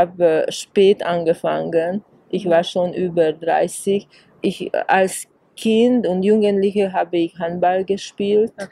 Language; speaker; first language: German; non-native, fluent; Hungarian